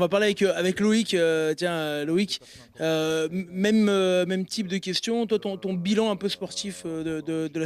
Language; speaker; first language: French; native; French